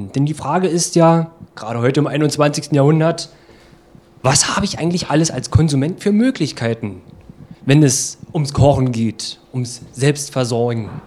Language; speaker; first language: German; native; German